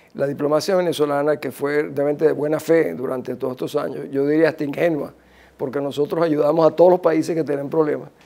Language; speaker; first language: Spanish; native; Spanish